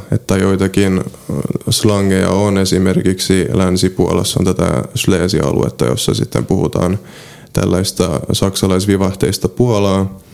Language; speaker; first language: Finnish; early bilingual, other home language; Polish